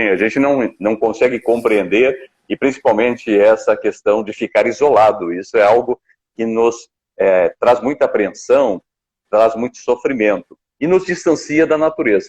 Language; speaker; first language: Portuguese; native; Portuguese